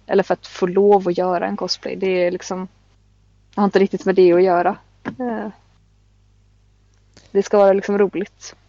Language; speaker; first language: Swedish; native; Swedish